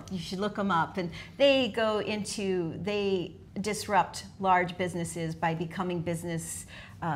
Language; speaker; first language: English; native; English